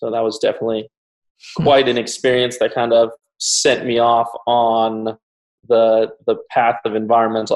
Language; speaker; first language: English; native; English